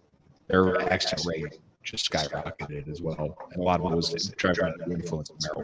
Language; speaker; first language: English; native; English